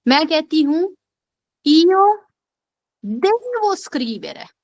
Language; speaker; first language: Italian; non-native, fluent; Urdu